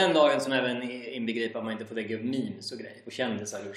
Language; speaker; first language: Swedish; native; Swedish